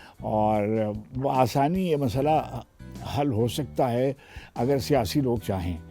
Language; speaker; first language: Urdu; native; Urdu